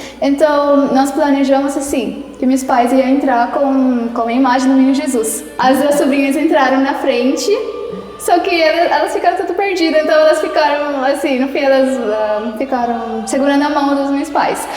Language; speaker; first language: Portuguese; non-native, fluent; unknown